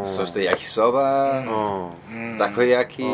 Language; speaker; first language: Japanese; non-native, learner; Portuguese